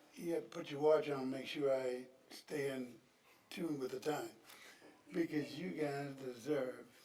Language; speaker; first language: English; native; English